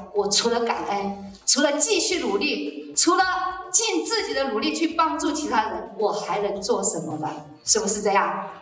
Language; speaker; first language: Chinese; native; Chinese